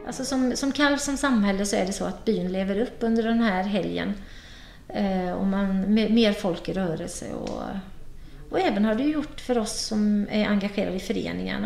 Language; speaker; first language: Swedish; native; Swedish